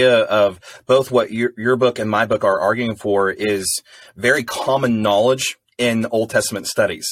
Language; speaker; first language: English; native; English